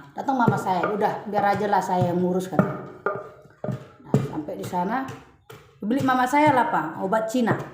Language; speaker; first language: Indonesian; non-native, local second language; Batak Toba